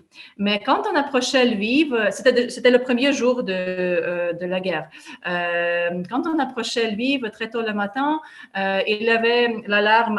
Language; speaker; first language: French; non-native, fluent; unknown